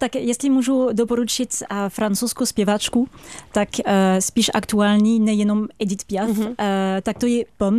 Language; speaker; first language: Czech; non-native, fluent; French